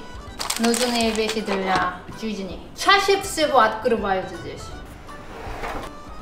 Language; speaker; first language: Russian; non-native, fluent; Korean